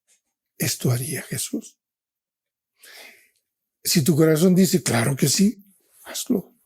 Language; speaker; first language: Spanish; native; Spanish